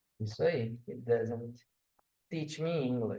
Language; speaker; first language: English; non-native, fluent; Portuguese